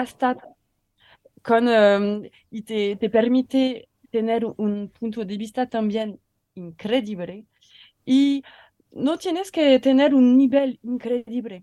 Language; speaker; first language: Spanish; non-native, learner; French